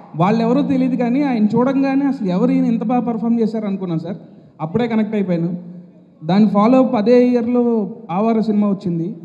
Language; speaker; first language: Telugu; native; Telugu